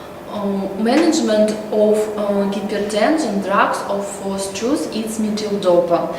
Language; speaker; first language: English; non-native, learner; Russian